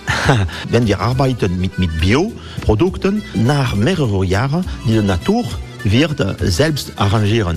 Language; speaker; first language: German; non-native, fluent; French